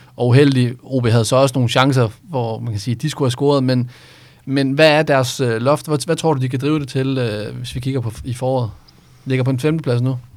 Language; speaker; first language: Danish; native; Danish